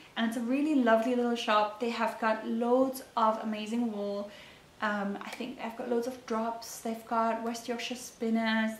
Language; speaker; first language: English; non-native, fluent; German